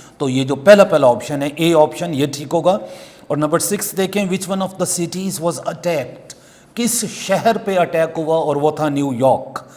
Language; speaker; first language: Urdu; non-native, local second language; Punjabi